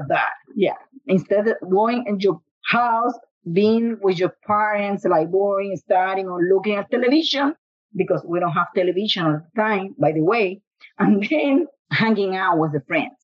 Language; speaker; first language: English; non-native, learner; Spanish